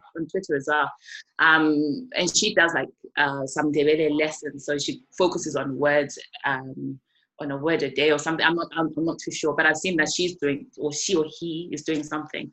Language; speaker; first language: English; non-native, local second language; North Ndebele